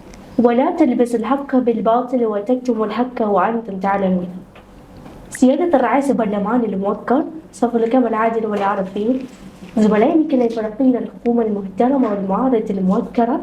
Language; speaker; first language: Arabic; non-native, learner; Indonesian